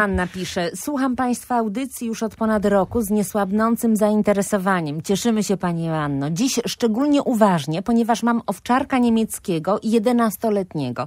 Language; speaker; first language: Polish; native; Polish